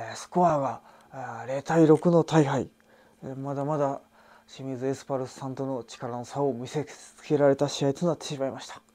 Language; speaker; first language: Japanese; native; Japanese